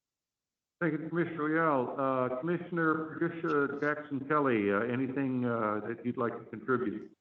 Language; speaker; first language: English; native; English